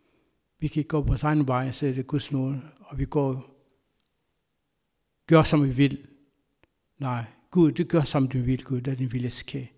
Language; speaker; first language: Danish; non-native, fluent; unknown